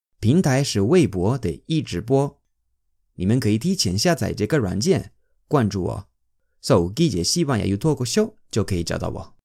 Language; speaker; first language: Chinese; non-native, fluent; Spanish